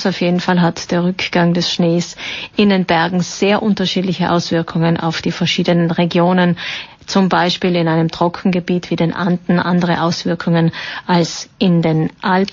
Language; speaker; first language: German; native; German